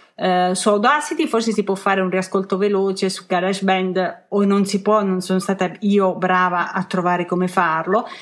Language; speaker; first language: Italian; native; Italian